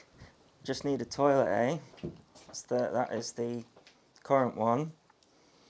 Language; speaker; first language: English; native; English